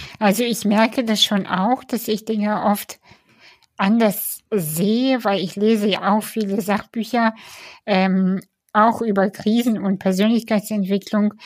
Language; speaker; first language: German; early bilingual, other home language; Russian